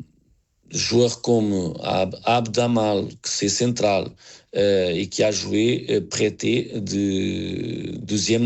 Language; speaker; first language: French; non-native, learner; Portuguese